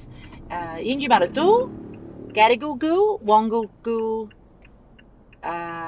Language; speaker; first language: English; native; English